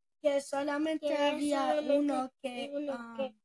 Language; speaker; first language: Spanish; early bilingual, heritage; Spanish